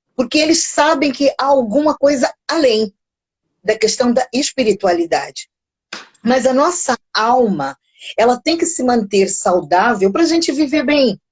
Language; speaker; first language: Portuguese; native; Portuguese